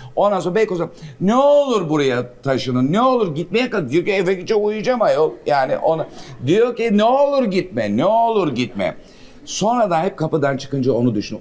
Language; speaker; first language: Turkish; native; Turkish